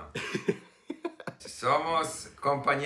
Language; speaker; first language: Portuguese; non-native, fluent; English